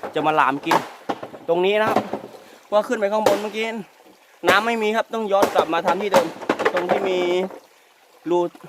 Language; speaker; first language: Thai; native; Thai